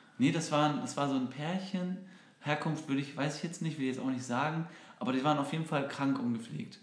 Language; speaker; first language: German; early bilingual, other home language; Turkish